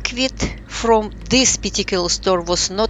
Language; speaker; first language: English; non-native, fluent; Russian